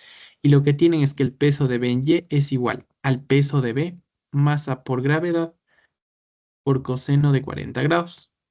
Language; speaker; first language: Spanish; native; Spanish